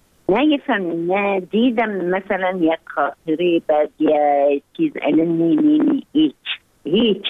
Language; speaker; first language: Persian; non-native, fluent; Arabic